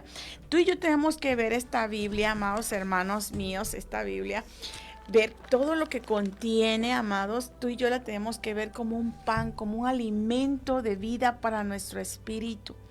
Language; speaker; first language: Spanish; native; Spanish